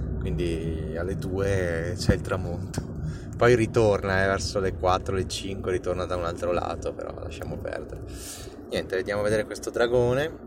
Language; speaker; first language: Italian; native; Italian